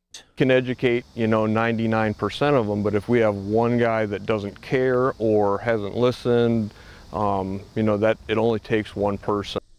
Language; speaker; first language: English; native; English